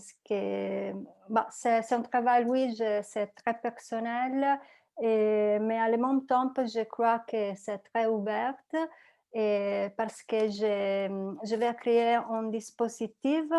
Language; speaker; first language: French; non-native, learner; Italian